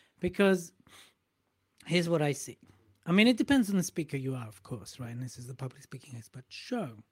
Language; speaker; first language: English; native; English